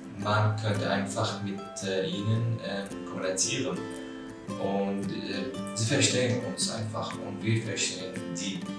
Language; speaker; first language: German; non-native, learner; Arabic